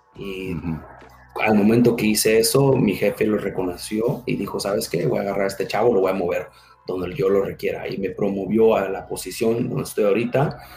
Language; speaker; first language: Spanish; early bilingual, heritage; Spanish